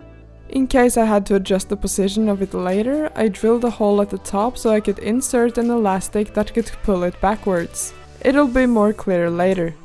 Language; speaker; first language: English; non-native, fluent; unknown